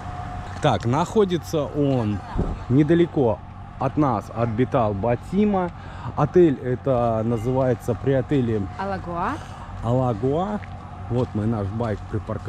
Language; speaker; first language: Russian; native; Russian